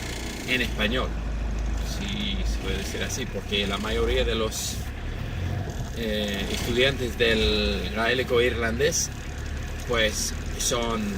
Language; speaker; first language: Spanish; non-native, fluent; English